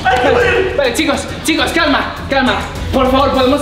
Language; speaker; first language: Spanish; native; Spanish